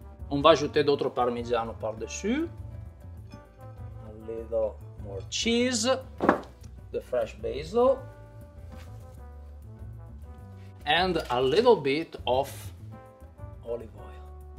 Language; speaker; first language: English; non-native, fluent; Italian